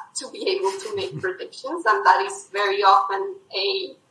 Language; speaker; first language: English; non-native, fluent; Spanish